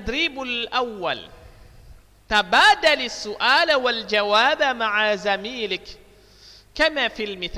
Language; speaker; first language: Arabic; non-native, fluent; Indonesian